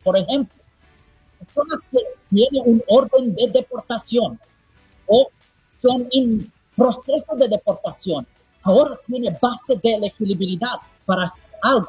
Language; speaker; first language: Spanish; non-native, fluent; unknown